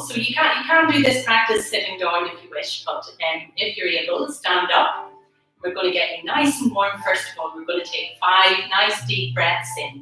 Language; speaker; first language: English; native; English